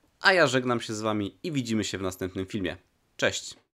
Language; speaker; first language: Polish; native; Polish